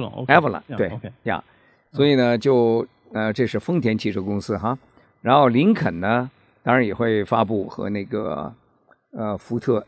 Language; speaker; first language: Chinese; native; Chinese